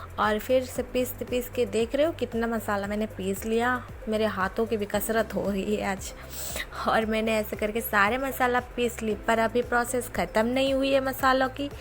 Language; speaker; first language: Hindi; non-native, local second language; Odia